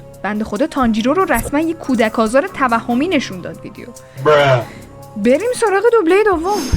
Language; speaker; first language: Persian; native; Persian